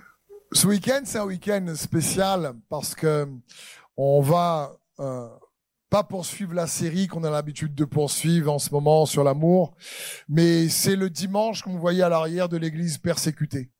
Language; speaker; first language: French; native; French